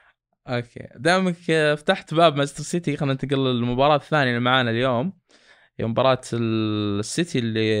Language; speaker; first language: Arabic; native; Arabic